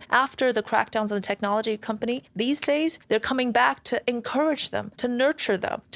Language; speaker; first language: English; non-native, fluent; Chinese